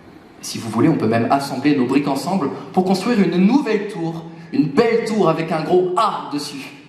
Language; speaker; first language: French; native; French